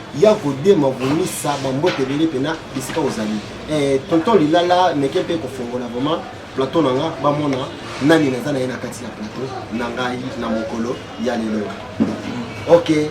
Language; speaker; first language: Lingala; non-native, local second language; Luba-Lulua